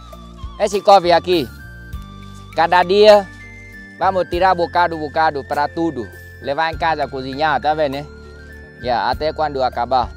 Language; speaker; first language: Portuguese; non-native, learner; Vietnamese